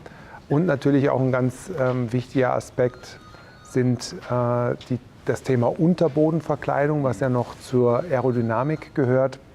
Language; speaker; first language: German; native; German